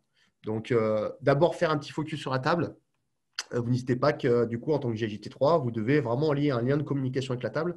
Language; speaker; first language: French; native; French